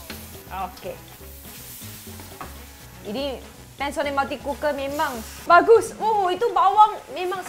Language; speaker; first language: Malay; non-native, local second language; Cantonese